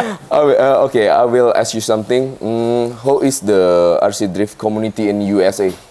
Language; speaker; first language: English; non-native, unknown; Indonesian